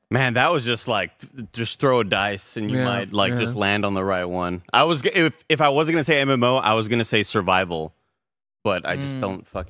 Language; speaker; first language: English; native; English